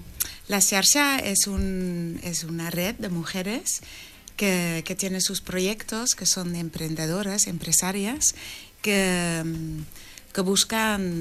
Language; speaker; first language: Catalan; non-native, learner; Dutch